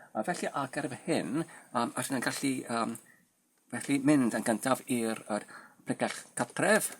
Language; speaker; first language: Welsh; non-native, learner; Polish